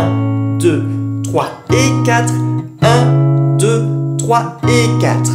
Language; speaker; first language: French; native; French